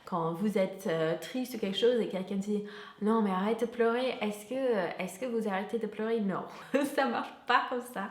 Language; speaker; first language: French; non-native, fluent; English